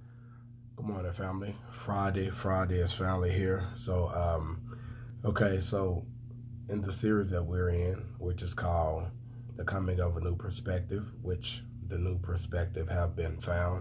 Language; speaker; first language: English; native; English